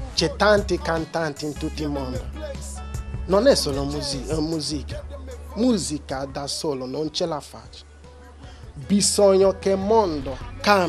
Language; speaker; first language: Italian; non-native, learner; Igbo